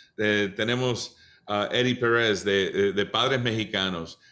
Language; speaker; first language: Spanish; early bilingual, other home language; English